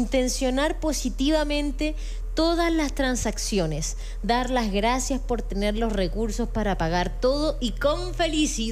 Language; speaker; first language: Spanish; native; Spanish